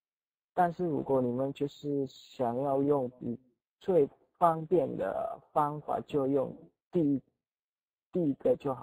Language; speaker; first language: Chinese; non-native, fluent; Indonesian